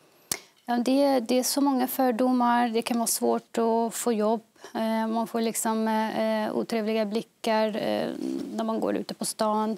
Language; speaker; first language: Swedish; early bilingual, other home language; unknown